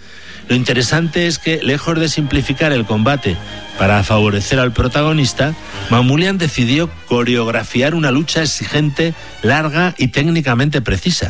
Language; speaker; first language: Spanish; native; Spanish